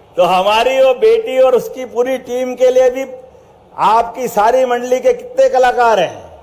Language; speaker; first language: Hindi; native; Hindi